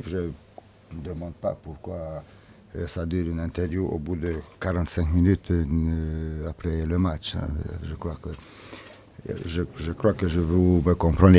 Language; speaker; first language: French; non-native, fluent; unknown